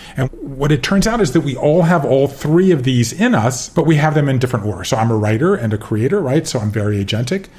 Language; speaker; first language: English; native; English